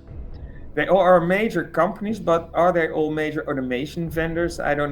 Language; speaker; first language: English; non-native, fluent; Dutch